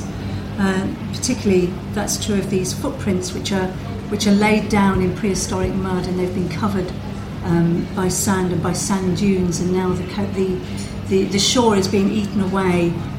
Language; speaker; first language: English; native; English